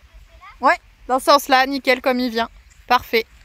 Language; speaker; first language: French; native; French